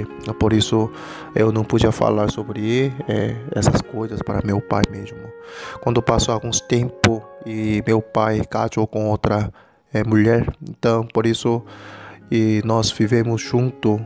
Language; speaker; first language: Portuguese; non-native, learner; Korean